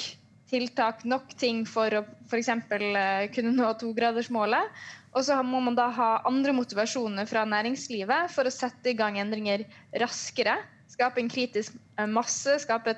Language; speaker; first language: Norwegian; native; Norwegian